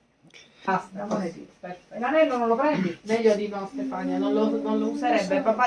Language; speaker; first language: Italian; native; Italian